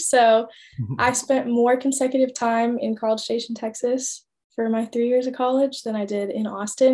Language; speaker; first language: English; native; English